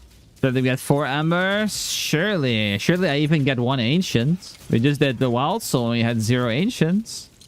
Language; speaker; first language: English; native; English